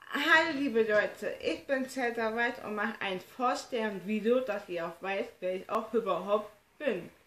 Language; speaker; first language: German; early bilingual, other home language; Turkish